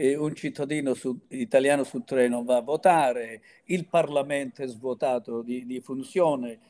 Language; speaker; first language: Italian; native; Italian